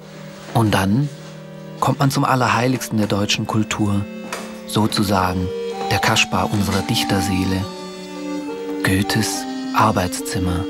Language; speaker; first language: German; native; German